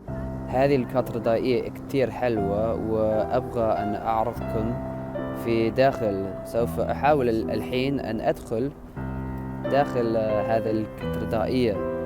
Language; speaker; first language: Arabic; non-native, learner; English